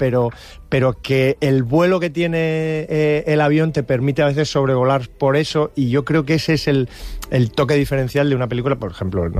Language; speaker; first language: Spanish; native; Spanish